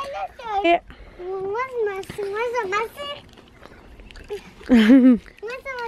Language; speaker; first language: French; native; French